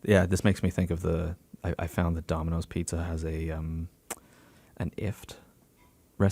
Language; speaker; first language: English; native; English